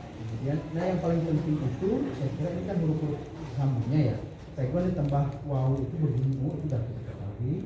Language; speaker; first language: Indonesian; non-native, local second language; Sundanese